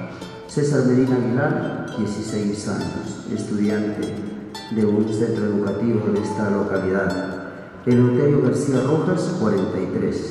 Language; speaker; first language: Spanish; native; Spanish